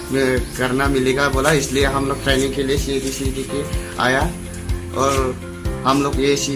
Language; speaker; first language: Hindi; non-native, local second language; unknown